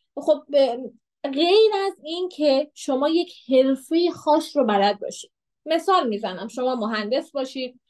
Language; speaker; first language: Persian; native; Persian